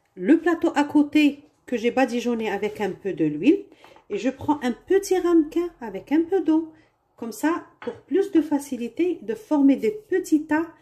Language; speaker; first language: French; non-native, local second language; Arabic